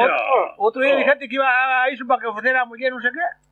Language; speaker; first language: Spanish; non-native, local second language; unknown